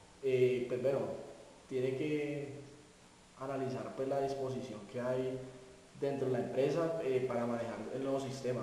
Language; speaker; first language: Spanish; native; Spanish